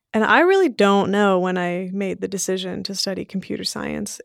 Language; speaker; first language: English; early bilingual, other home language; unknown